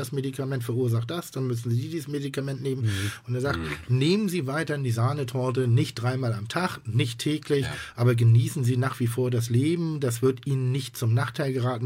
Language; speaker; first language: German; native; German